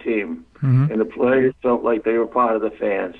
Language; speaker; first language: English; native; English